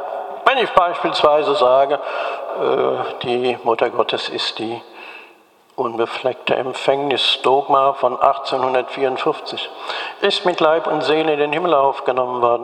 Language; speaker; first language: German; native; German